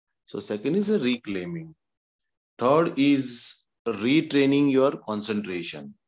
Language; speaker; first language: English; non-native, local second language; Gujarati